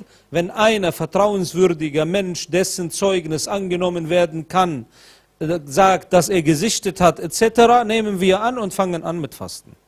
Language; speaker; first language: German; non-native, fluent; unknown